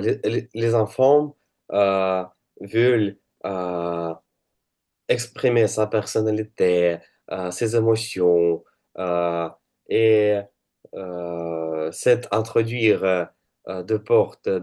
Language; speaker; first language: French; non-native, learner; Russian